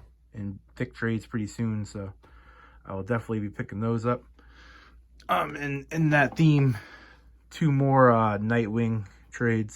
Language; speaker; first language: English; native; English